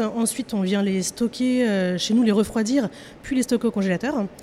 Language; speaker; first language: French; native; French